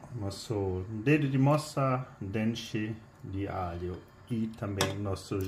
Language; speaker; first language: Portuguese; non-native, fluent; German